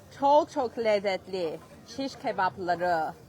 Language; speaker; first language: Turkish; non-native, learner; Chinese